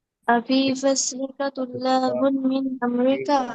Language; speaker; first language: Arabic; non-native, learner; Bangla